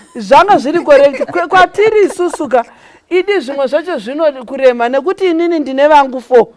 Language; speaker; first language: Shona; native; Shona